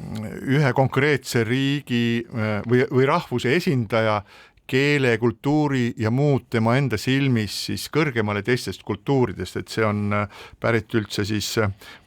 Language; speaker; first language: Estonian; native; Estonian